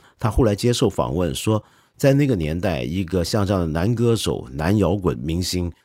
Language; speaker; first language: Chinese; non-native, local second language; Cantonese